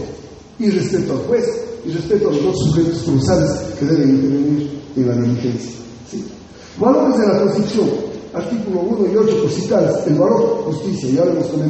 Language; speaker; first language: Spanish; native; Spanish